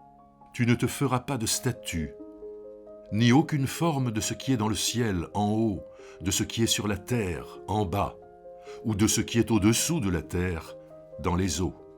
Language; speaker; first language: French; native; French